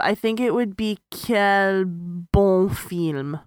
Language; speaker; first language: English; native; English